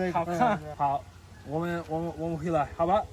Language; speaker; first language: Chinese; non-native, learner; English